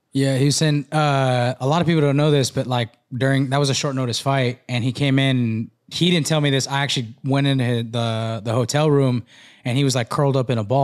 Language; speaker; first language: English; early bilingual, other home language; Spanish